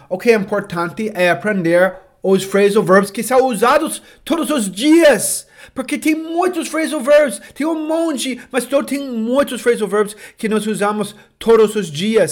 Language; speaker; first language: Portuguese; non-native, fluent; English